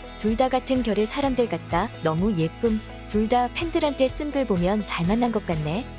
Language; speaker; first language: Korean; native; Korean